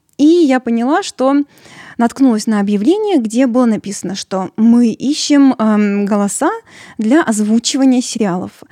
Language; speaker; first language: Russian; early bilingual, other home language; Georgian